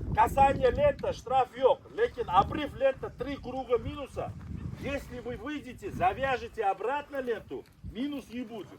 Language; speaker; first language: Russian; non-native, local second language; Uzbek